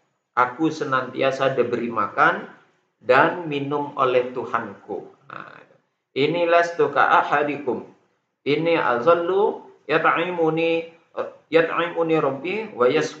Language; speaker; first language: Indonesian; native; Indonesian